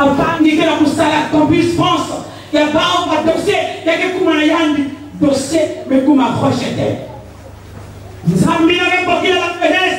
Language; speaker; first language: French; non-native, local second language; Lingala